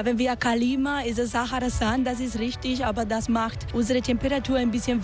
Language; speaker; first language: German; non-native, learner; Spanish